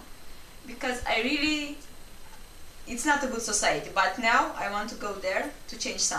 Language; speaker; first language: English; non-native, local second language; Romanian